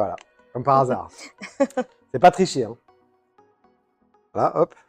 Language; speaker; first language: French; native; French